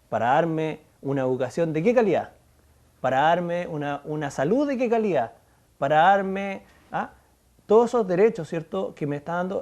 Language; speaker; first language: Spanish; native; Spanish